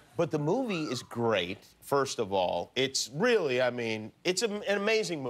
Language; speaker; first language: English; native; English